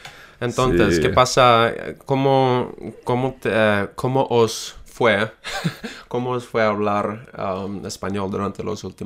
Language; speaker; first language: Spanish; non-native, fluent; English